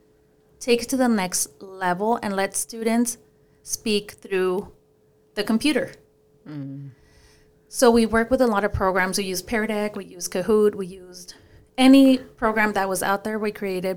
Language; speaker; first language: English; early bilingual, other home language; Spanish